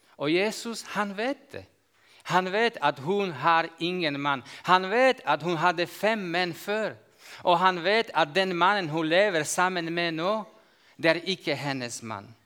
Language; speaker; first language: Norwegian; non-native, fluent; Slovak